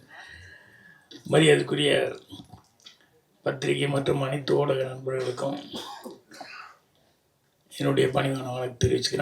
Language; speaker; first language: Tamil; native; Tamil